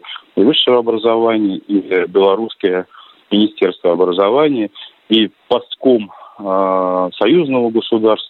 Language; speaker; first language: Russian; native; Russian